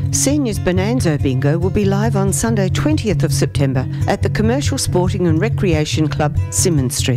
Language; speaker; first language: English; native; English